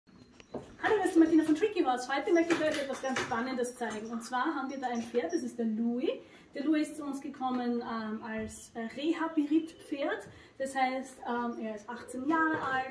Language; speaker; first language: German; native; German